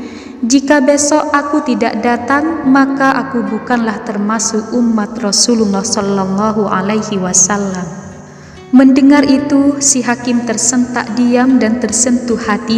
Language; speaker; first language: Indonesian; native; Indonesian